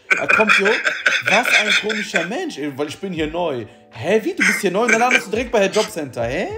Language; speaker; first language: German; early bilingual, other home language; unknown